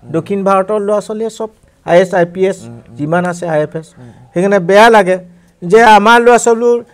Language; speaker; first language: Assamese; non-native, local second language; Mising